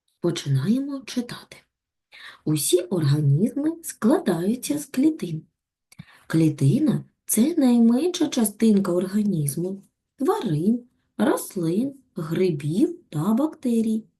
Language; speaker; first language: Ukrainian; native; Ukrainian